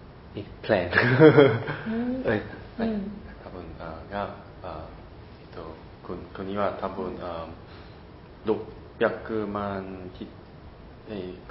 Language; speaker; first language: Japanese; non-native, learner; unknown